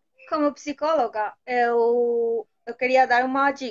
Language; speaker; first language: Portuguese; non-native, fluent; Spanish